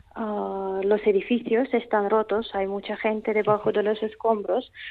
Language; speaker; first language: Spanish; non-native, fluent; Russian